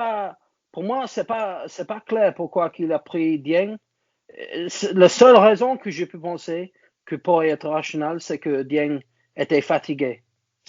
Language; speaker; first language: French; non-native, learner; English